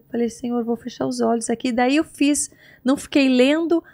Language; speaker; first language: Portuguese; native; Portuguese